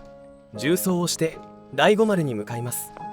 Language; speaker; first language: Japanese; native; Japanese